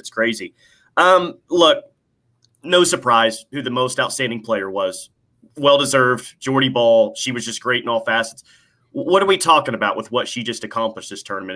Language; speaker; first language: English; native; English